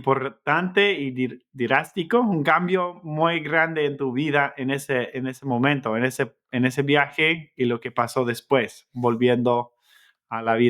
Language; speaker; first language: Spanish; non-native, fluent; English